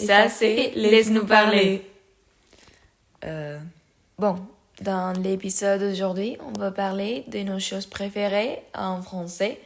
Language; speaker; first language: French; non-native, learner; Spanish